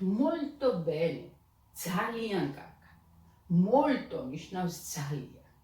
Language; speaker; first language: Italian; non-native, fluent; Georgian